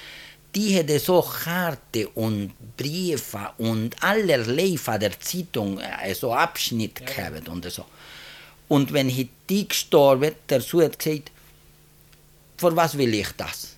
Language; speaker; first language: German; early bilingual, heritage; German